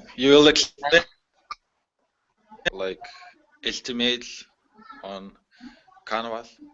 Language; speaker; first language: English; non-native, learner; Russian